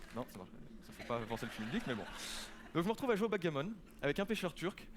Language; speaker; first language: French; native; French